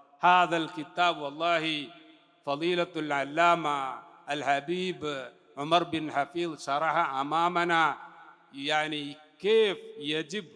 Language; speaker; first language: Arabic; non-native, fluent; Malayalam